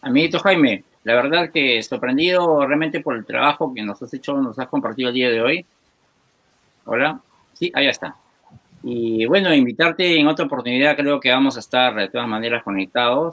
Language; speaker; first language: Spanish; native; Spanish